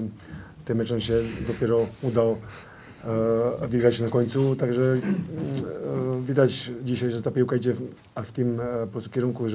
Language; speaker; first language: Polish; non-native, fluent; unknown